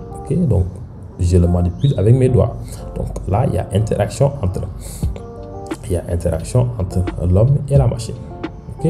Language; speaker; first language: French; non-native, local second language; Wolof